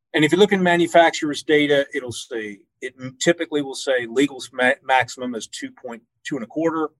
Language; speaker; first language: English; native; English